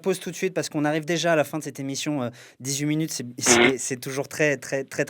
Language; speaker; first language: French; native; French